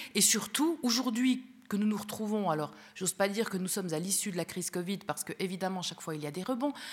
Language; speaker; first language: French; early bilingual, other home language; Spanish